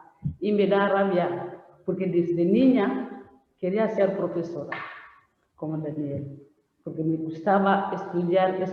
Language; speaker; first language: Spanish; non-native, learner; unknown